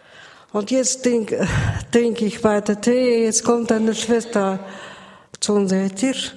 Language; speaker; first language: German; non-native, learner; Russian